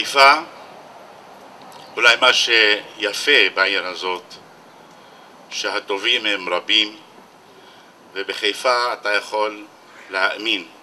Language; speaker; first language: Hebrew; non-native, local second language; Arabic